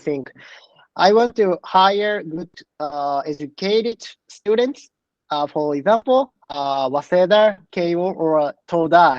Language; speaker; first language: English; non-native, learner; Japanese